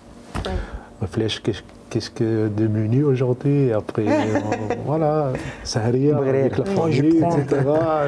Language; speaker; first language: French; non-native, learner; Arabic